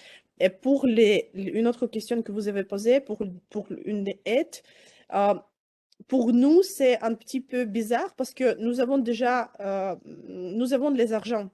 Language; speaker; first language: French; non-native, fluent; Ukrainian